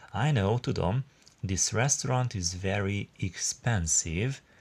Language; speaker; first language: English; non-native, fluent; Hungarian